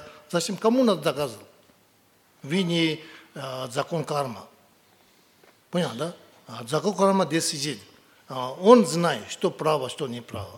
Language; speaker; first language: Russian; non-native, learner; Tibetan